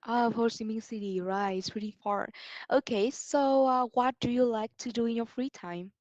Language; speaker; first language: English; non-native, fluent; Vietnamese